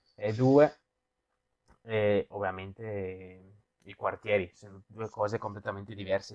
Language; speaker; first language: Italian; non-native, fluent; Spanish